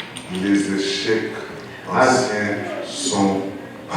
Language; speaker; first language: French; non-native, local second language; Lingala